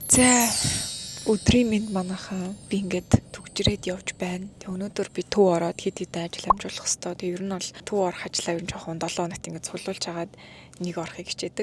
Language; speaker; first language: Mongolian; native; Mongolian